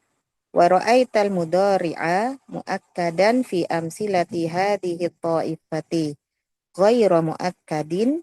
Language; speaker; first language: Arabic; non-native, learner; Indonesian